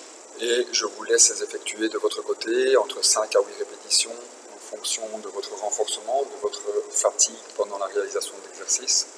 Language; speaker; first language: French; native; French